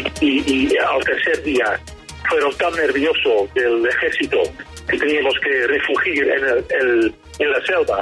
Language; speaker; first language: Spanish; non-native, learner; Dutch